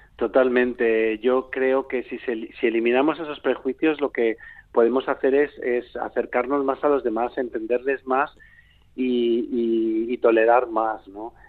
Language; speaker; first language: Spanish; native; Spanish